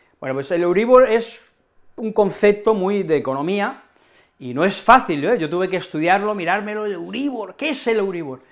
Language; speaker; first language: Spanish; native; Spanish